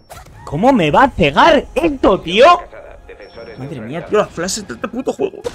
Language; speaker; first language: Spanish; native; Spanish